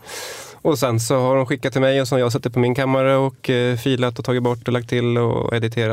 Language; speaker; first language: Swedish; native; Swedish